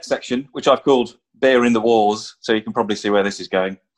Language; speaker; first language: English; native; English